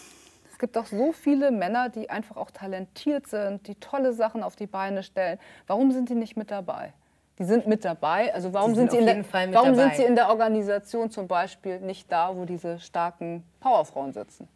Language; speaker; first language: German; native; German